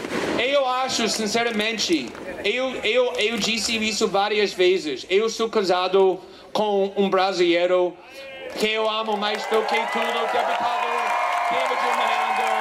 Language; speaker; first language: Portuguese; non-native, fluent; English